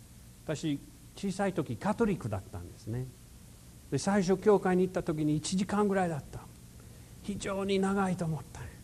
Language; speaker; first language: Japanese; non-native, fluent; English